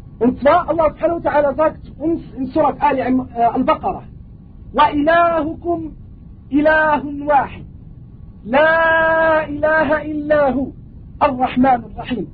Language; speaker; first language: German; non-native, fluent; Arabic